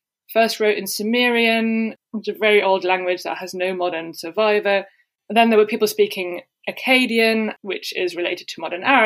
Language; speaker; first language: English; non-native, fluent; German